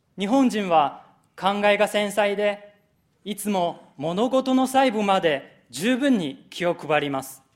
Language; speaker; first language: Japanese; non-native, fluent; Chinese